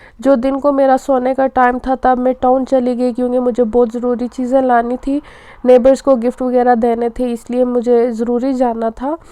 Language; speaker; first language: Urdu; native; Urdu